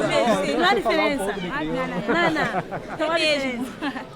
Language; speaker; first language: Portuguese; non-native, local second language; Upper Guinea Crioulo